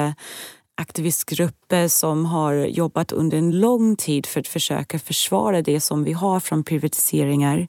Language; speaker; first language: Swedish; non-native, fluent; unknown